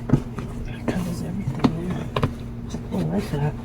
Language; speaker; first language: English; native; English